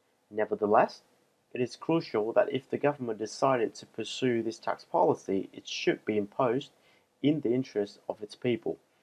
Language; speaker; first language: English; non-native, fluent; Vietnamese